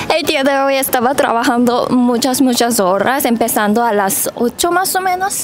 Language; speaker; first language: Spanish; non-native, fluent; Korean